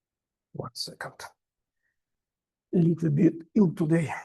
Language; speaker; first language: English; non-native, fluent; Russian